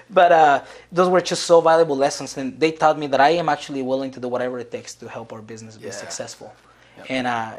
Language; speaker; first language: English; non-native, fluent; Spanish